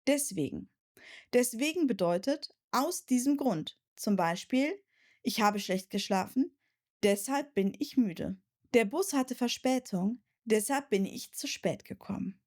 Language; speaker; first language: German; native; German